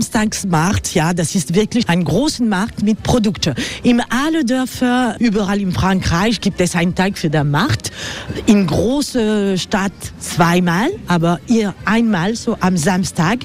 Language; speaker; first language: German; non-native, learner; French